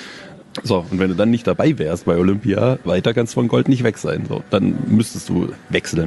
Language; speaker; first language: German; native; German